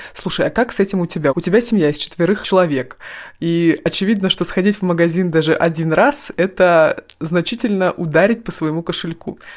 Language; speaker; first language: Russian; native; Russian